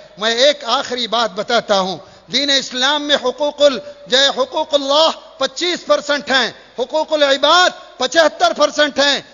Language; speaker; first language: Urdu; native; Urdu